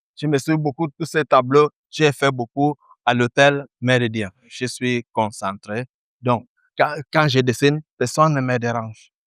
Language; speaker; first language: French; early bilingual, other home language; Igbo